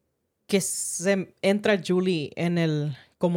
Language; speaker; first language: Spanish; early bilingual, heritage; Spanish